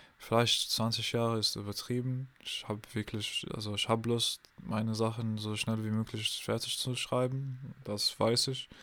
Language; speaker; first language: German; non-native, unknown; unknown